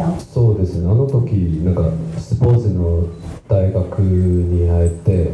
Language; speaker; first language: Japanese; non-native, learner; Chinese